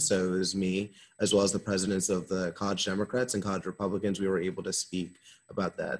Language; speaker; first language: English; native; English